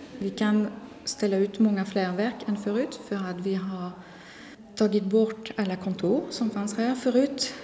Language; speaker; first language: Swedish; non-native, fluent; French